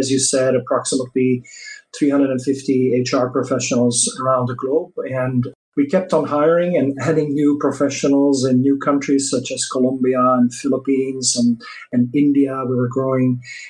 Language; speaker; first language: English; non-native, fluent; Dutch